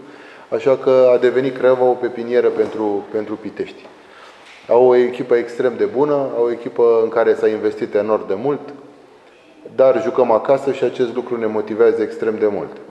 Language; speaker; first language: Romanian; native; Romanian